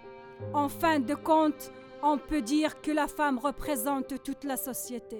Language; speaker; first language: French; non-native, learner; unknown